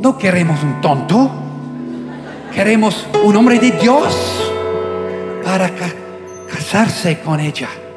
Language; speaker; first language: Spanish; non-native, learner; English